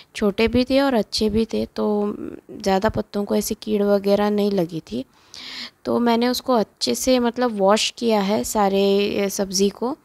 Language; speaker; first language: Hindi; non-native, local second language; Konkani